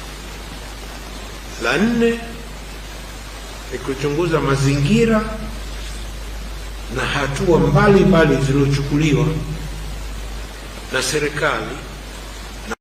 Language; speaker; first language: Swahili; native; Swahili